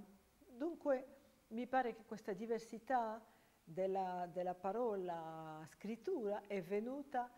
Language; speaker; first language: Italian; non-native, fluent; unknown